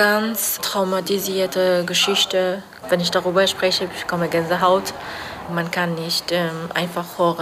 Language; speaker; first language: German; non-native, learner; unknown